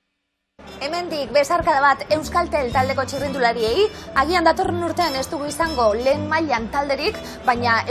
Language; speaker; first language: Basque; native; Basque